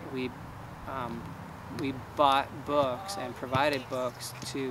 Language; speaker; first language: English; native; English